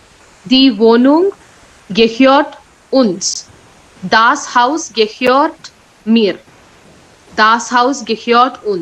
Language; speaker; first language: German; non-native, learner; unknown